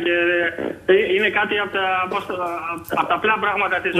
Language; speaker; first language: Greek; native; Greek